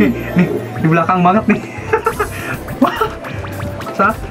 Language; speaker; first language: Indonesian; native; Indonesian